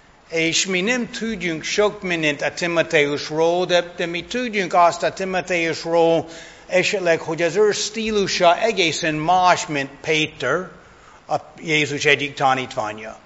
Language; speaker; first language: Hungarian; non-native, fluent; English